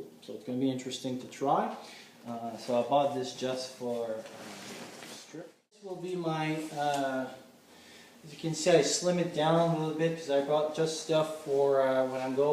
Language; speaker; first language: English; non-native, fluent; French